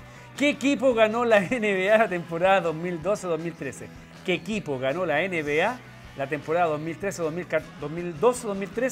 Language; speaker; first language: Spanish; native; Spanish